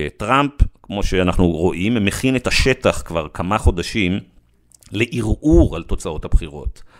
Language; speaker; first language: Hebrew; native; Hebrew